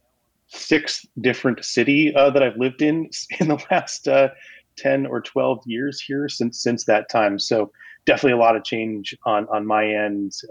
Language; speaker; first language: English; native; English